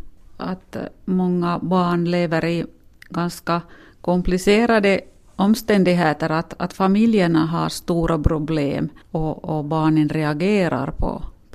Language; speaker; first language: Swedish; non-native, local second language; Finnish